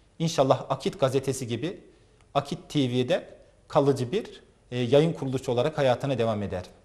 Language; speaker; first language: Turkish; native; Turkish